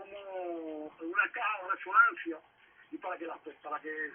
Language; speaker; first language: Spanish; native; Spanish